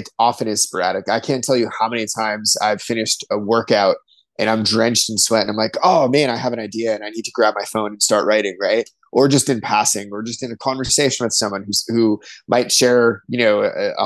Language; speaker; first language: English; native; English